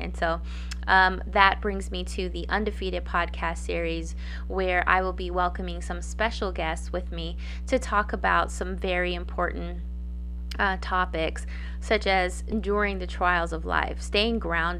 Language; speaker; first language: English; native; English